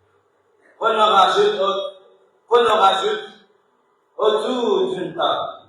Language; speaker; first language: French; non-native, local second language; Comorian